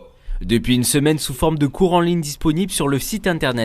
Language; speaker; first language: French; native; French